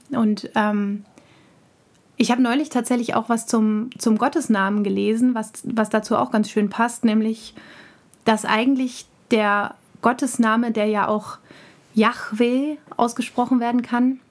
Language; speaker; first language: German; native; German